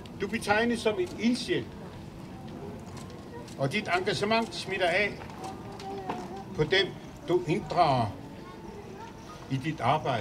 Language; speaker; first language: Danish; non-native, local second language; Kalaallisut